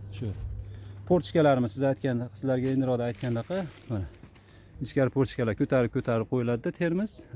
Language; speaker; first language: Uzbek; native; Uzbek